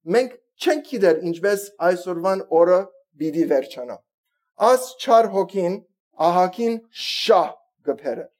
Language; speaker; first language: Armenian; early bilingual, heritage; Armenian